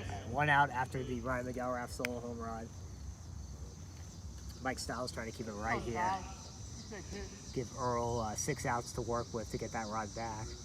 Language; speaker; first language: English; native; English